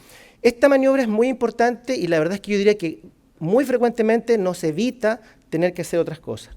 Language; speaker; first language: Spanish; native; Spanish